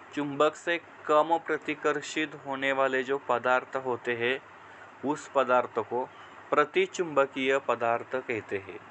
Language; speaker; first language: Hindi; non-native, local second language; Marathi